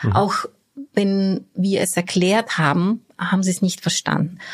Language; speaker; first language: German; early bilingual, other home language; Bulgarian